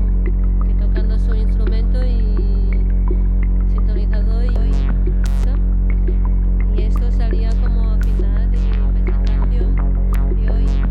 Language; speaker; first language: Spanish; non-native, learner; Chinese